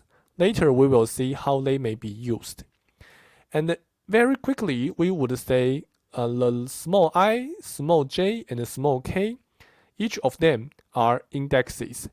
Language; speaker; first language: English; non-native, fluent; Chinese